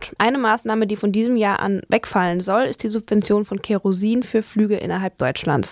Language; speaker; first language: German; native; German